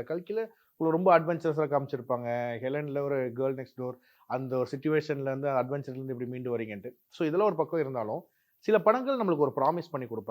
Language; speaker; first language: Tamil; native; Tamil